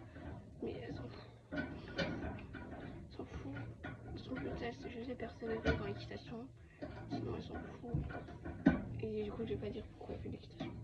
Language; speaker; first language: French; native; French